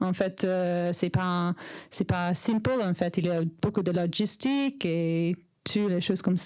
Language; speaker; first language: French; non-native, learner; English